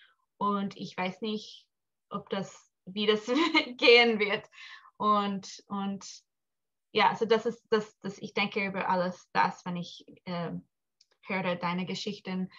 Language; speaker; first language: German; early bilingual, heritage; English